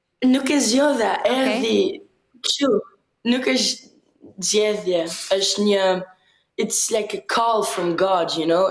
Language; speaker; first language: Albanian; early bilingual, heritage; Albanian